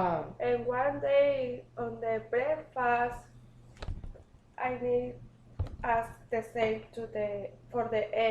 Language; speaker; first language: English; non-native, learner; Spanish